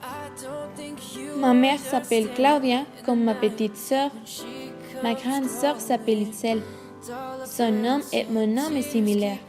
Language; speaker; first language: French; non-native, learner; Spanish